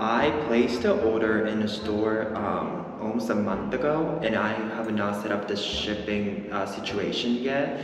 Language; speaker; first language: English; non-native, fluent; Japanese